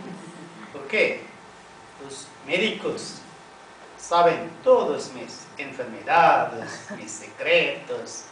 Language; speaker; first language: Spanish; non-native, fluent; Tamil